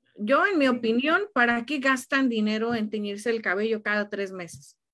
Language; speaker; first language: Spanish; native; Spanish